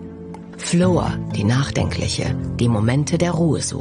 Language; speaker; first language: German; native; German